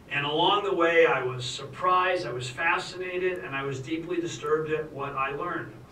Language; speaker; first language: English; native; English